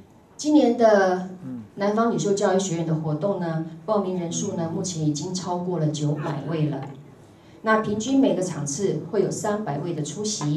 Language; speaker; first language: Chinese; native; Chinese